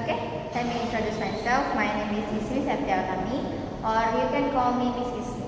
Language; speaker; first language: English; non-native, learner; Indonesian